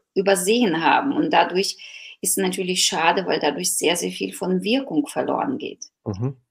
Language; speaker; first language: German; non-native, fluent; Ukrainian